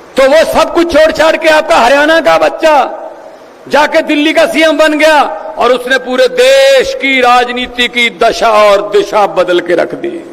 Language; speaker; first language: Hindi; non-native, local second language; Punjabi